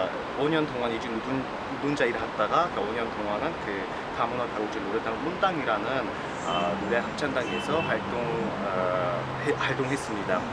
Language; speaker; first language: Korean; non-native, learner; Mongolian